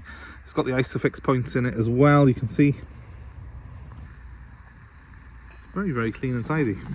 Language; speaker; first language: English; native; English